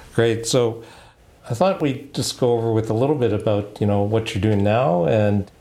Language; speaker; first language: English; native; English